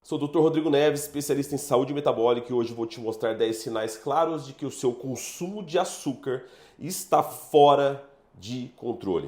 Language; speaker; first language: Portuguese; native; Portuguese